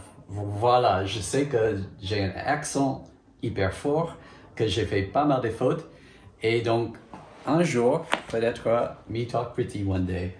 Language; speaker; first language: French; non-native, fluent; English